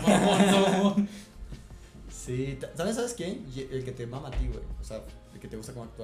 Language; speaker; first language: Spanish; native; Spanish